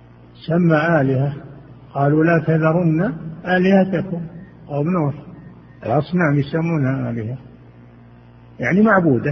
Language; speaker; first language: Arabic; native; Arabic